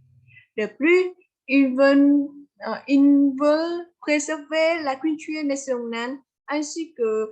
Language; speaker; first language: French; non-native, learner; Vietnamese